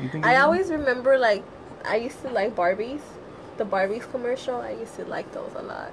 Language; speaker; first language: English; native; English